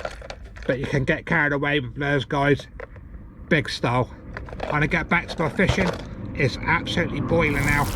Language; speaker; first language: English; native; English